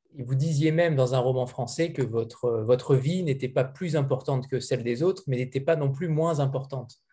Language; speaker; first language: French; native; French